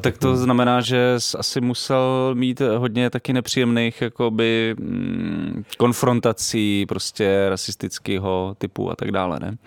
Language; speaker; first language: Czech; native; Czech